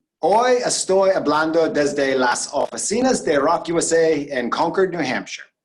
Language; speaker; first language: Spanish; non-native, learner; English